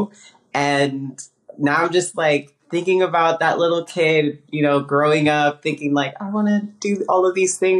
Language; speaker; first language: English; early bilingual, other home language; Spanish